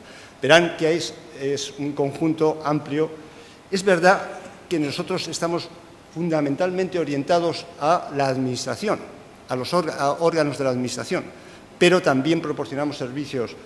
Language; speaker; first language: Spanish; native; Spanish